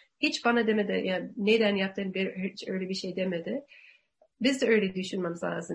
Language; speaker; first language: Turkish; non-native, learner; English